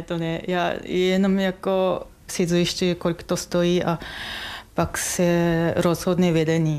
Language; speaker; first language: Czech; non-native, fluent; Japanese